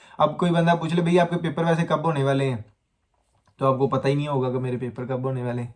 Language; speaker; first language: Hindi; non-native, local second language; Punjabi